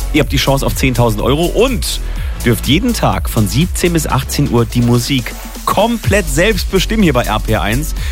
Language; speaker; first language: German; native; German